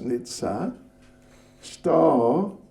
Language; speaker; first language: Russian; non-native, learner; English